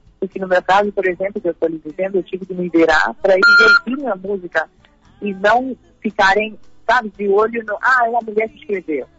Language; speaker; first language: Portuguese; early bilingual, heritage; Spanish